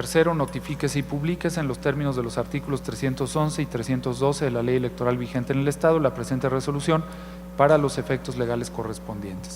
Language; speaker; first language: Spanish; native; Spanish